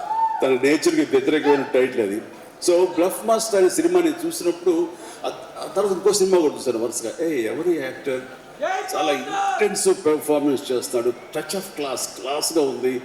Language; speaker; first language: Telugu; native; Telugu